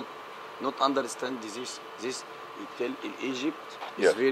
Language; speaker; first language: English; non-native, learner; Arabic